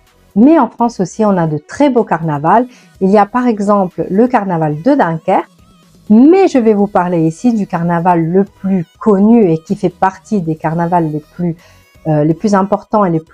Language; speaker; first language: French; non-native, fluent; Italian